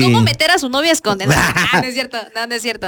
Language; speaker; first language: Spanish; native; Spanish